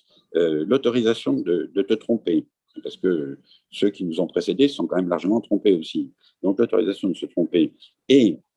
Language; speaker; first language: French; native; French